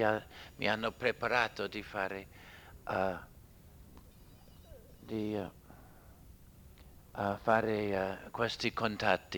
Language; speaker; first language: Italian; non-native, fluent; English